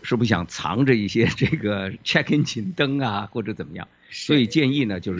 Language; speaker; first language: Chinese; native; Chinese